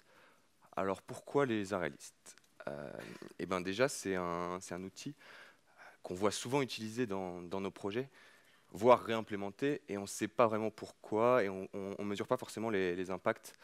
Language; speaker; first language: French; native; French